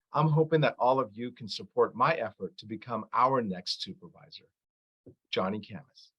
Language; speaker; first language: English; early bilingual, other home language; Arabic